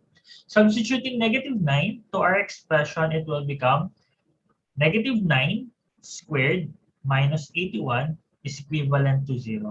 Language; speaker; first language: English; non-native, local second language; Filipino